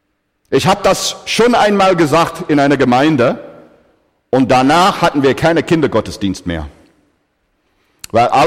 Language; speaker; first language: German; non-native, fluent; English